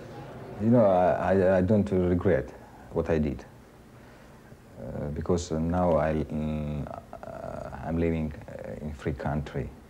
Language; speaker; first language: English; non-native, learner; Russian